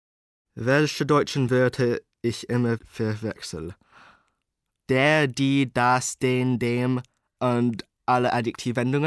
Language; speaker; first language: German; non-native, learner; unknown